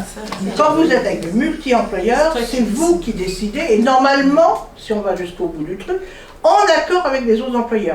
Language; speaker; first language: French; native; French